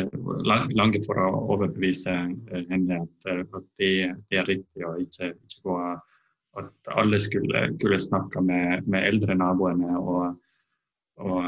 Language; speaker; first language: Norwegian; non-native, fluent; Estonian